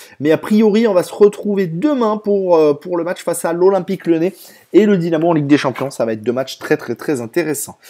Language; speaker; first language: French; native; French